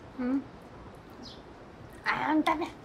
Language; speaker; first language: Japanese; non-native, fluent; Chinese